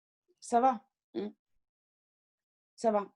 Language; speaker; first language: French; early bilingual, other home language; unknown